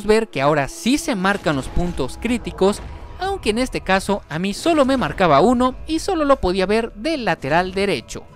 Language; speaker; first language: Spanish; native; Spanish